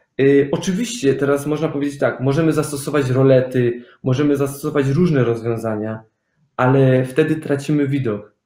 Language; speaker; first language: Polish; early bilingual, heritage; Polish